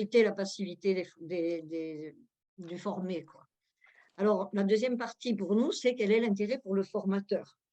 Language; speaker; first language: French; native; French